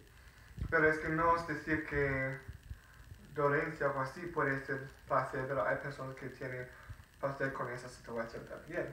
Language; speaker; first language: Spanish; non-native, fluent; English